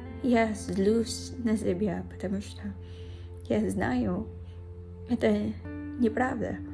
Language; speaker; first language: Russian; non-native, fluent; Filipino